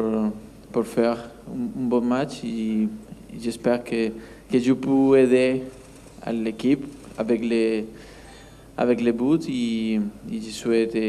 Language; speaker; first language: French; non-native, learner; Spanish